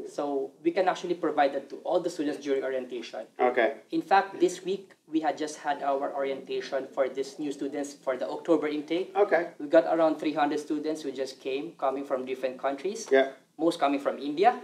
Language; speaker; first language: English; non-native, local second language; Filipino